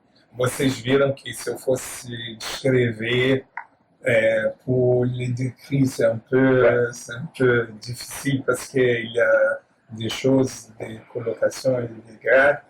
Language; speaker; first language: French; non-native, learner; Portuguese